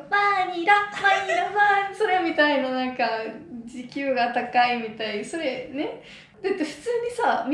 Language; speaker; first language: Japanese; non-native, fluent; Italian